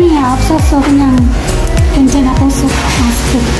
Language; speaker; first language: Korean; non-native, learner; Filipino